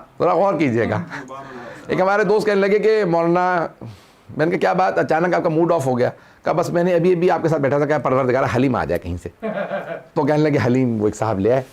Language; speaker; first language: Urdu; native; Urdu